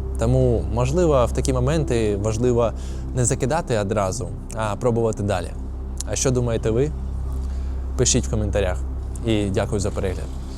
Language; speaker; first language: Ukrainian; non-native, local second language; Russian